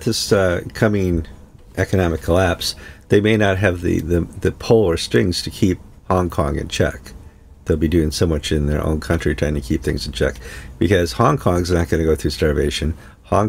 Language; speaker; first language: English; native; English